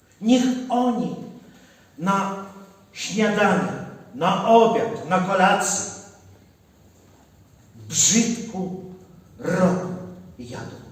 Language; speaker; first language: Polish; non-native, learner; Ukrainian